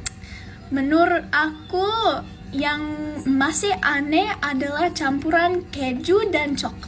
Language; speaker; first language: Indonesian; non-native, fluent; English